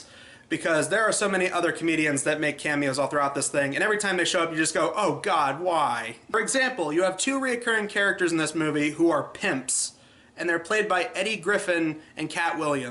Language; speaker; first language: English; native; English